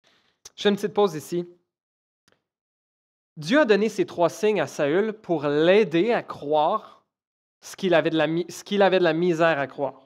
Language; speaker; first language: French; native; French